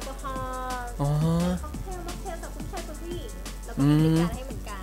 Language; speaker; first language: Thai; native; Thai